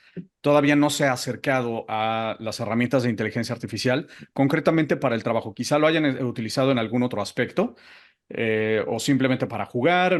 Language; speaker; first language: Spanish; native; Spanish